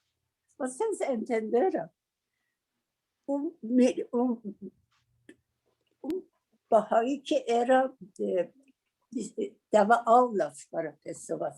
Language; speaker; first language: Portuguese; non-native, learner; Persian